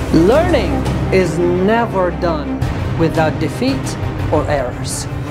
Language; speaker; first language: English; non-native, fluent; Arabic